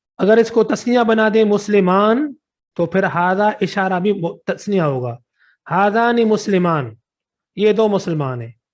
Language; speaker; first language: Urdu; non-native, local second language; Sindhi